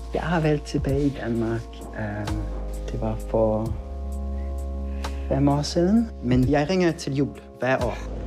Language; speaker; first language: Danish; non-native, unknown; French